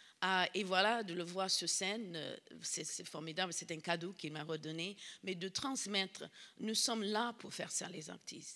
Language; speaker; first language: French; non-native, fluent; English